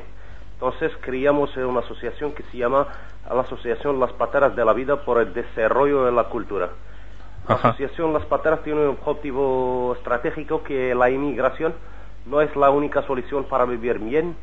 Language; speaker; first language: Spanish; non-native, learner; Arabic